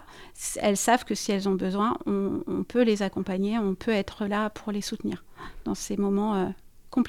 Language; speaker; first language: French; native; French